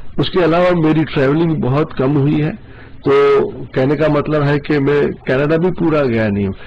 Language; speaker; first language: Urdu; non-native, local second language; Gujarati